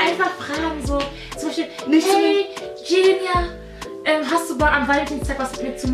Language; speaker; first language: German; native; German